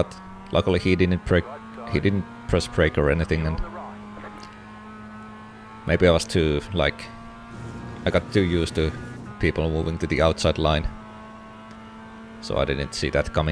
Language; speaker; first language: English; non-native, fluent; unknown